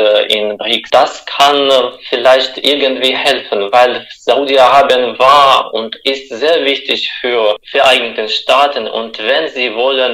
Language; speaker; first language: German; non-native, fluent; Russian